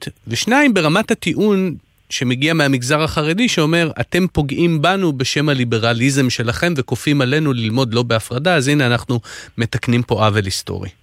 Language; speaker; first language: Hebrew; native; Hebrew